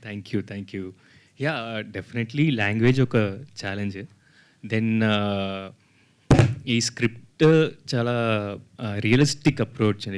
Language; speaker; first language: Telugu; non-native, learner; Tamil